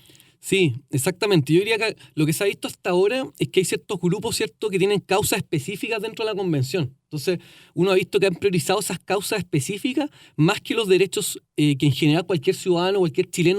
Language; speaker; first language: Spanish; native; Spanish